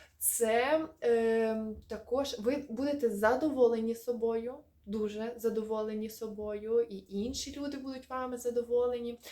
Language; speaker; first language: Ukrainian; non-native, local second language; Russian